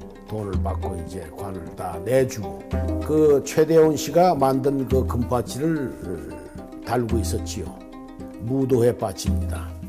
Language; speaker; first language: Korean; native; Korean